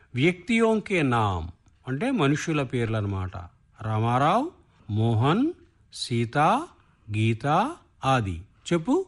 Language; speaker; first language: Hindi; non-native, local second language; Telugu